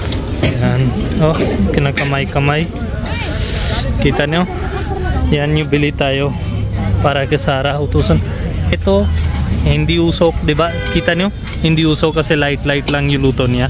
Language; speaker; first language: Filipino; non-native, learner; Punjabi